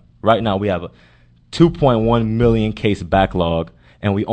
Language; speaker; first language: English; native; English